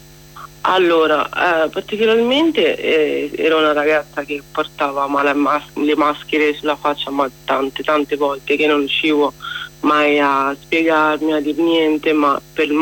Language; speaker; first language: Italian; non-native, fluent; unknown